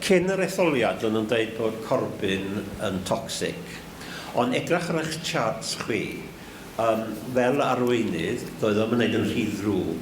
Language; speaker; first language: Welsh; native; Welsh